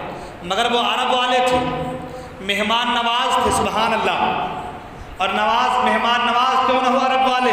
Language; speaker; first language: Urdu; native; Urdu